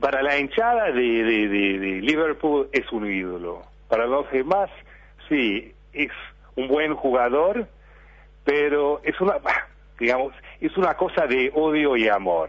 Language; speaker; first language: Spanish; early bilingual, heritage; Spanish